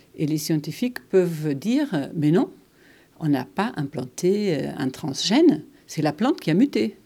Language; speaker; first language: French; non-native, fluent; German